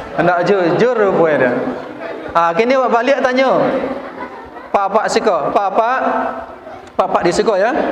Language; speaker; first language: Malay; non-native, local second language; Minangkabau